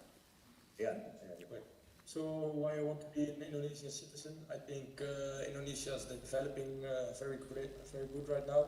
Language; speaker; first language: English; non-native, fluent; Dutch